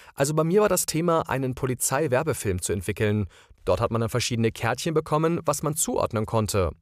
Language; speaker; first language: German; non-native, fluent; Croatian